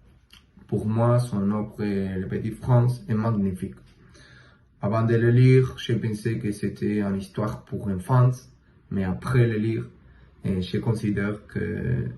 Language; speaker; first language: French; non-native, learner; Spanish